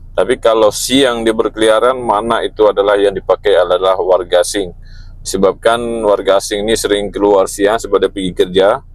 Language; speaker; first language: Indonesian; native; Indonesian